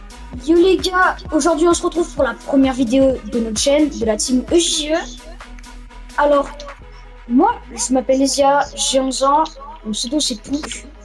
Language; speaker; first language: French; native; French